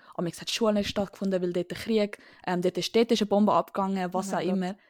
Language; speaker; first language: Swiss German; early bilingual, other home language; Sinhala